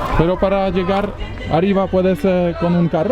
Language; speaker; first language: Spanish; non-native, learner; Polish